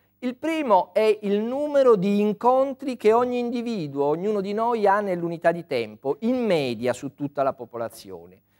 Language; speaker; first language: Italian; native; Italian